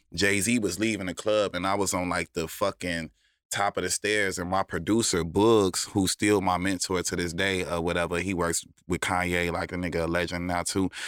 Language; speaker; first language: English; native; English